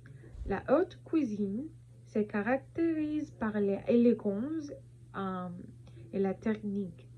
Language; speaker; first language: French; non-native, learner; Spanish